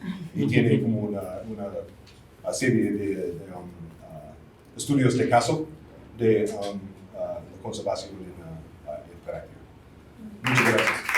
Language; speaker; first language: Spanish; non-native, fluent; English